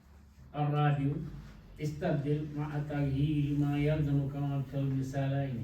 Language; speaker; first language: Arabic; non-native, learner; Urdu